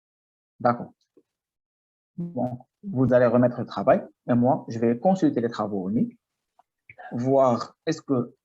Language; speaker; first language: French; non-native, local second language; Arabic